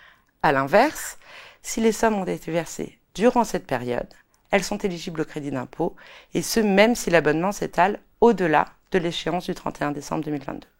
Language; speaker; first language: French; native; French